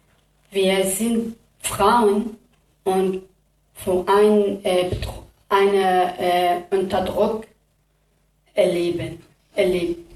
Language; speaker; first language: German; non-native, learner; Kurdish